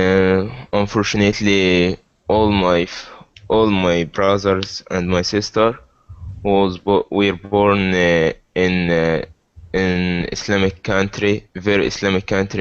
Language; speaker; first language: English; non-native, learner; Arabic